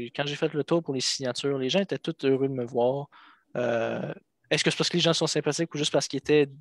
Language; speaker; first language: French; native; French